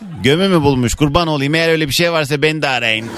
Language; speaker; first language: Turkish; native; Turkish